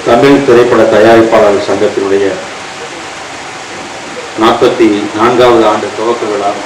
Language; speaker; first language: Tamil; native; Tamil